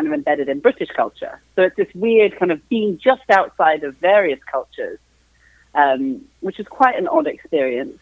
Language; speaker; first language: English; native; English